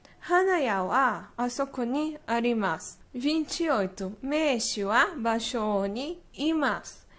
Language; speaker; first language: Japanese; non-native, learner; Portuguese